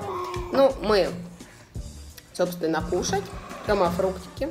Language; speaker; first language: Russian; native; Russian